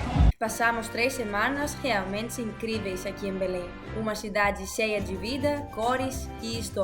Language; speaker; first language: Portuguese; non-native, fluent; Greek